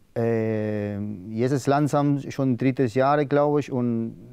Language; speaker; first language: German; non-native, learner; Spanish